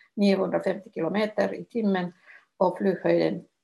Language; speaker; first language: Swedish; non-native, local second language; Finnish